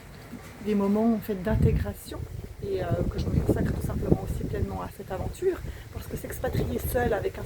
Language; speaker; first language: French; native; French